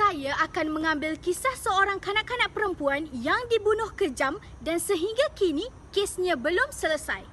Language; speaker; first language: Malay; native; Malay